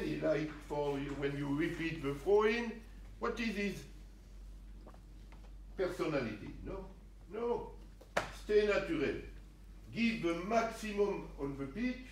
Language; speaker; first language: English; non-native, learner; French